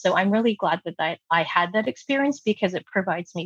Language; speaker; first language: English; native; English